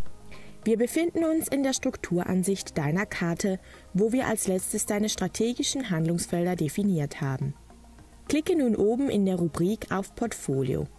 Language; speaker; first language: German; native; German